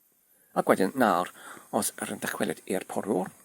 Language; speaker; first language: Welsh; non-native, learner; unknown